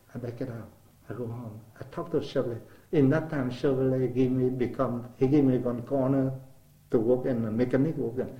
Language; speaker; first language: English; non-native, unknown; Vietnamese